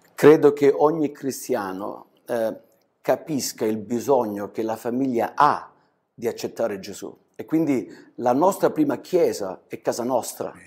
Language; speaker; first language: Italian; native; Italian